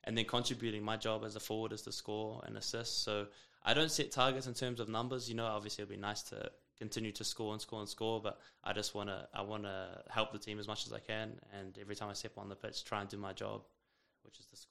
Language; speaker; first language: English; native; English